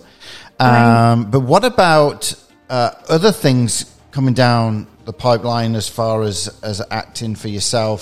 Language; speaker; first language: English; native; English